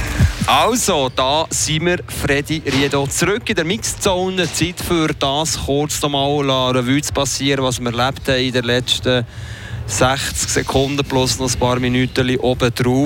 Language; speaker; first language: German; native; German